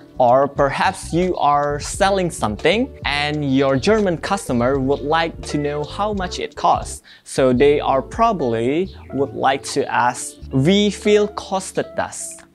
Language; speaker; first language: English; non-native, fluent; Indonesian